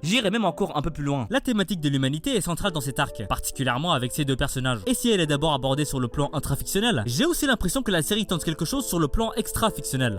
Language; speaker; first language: French; native; French